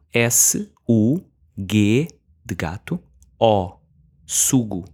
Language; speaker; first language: Portuguese; native; Portuguese